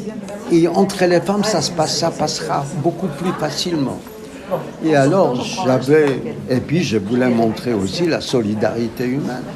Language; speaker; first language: French; non-native, fluent; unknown